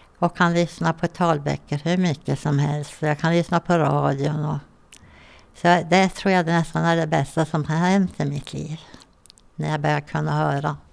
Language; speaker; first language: Swedish; native; Swedish